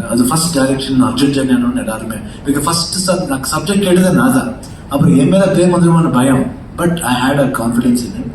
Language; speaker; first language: Tamil; non-native, local second language; Kannada